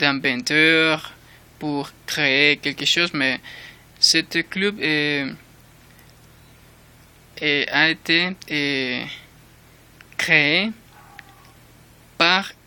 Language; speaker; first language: French; non-native, learner; Spanish